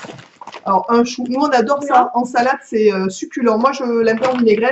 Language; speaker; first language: French; native; French